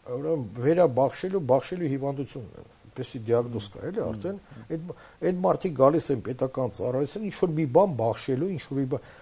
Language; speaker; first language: Armenian; native; Armenian